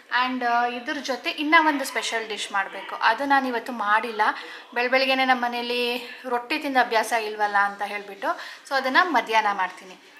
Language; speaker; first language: Kannada; non-native, local second language; Marathi